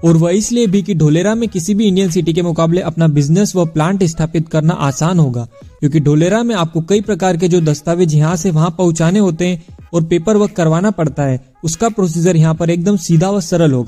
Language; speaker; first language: Hindi; native; Hindi